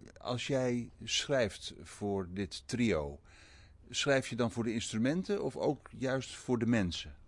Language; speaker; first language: Dutch; native; Dutch